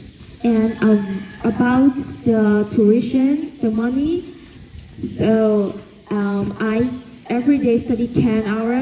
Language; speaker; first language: English; non-native, fluent; Cantonese